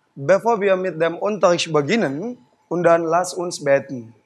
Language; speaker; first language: German; non-native, fluent; Indonesian